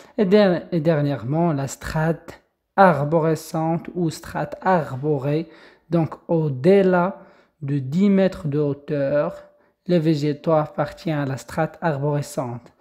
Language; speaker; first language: French; non-native, local second language; Arabic